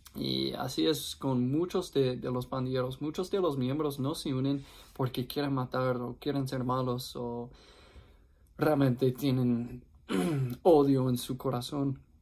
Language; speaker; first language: Spanish; non-native, fluent; English